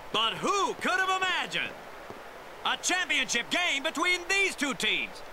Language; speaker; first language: English; native; English